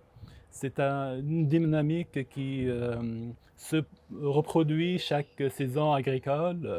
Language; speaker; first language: French; non-native, local second language; Arabic